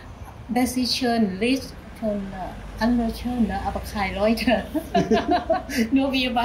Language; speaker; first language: German; non-native, learner; Thai